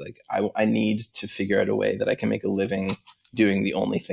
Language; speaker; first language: English; native; English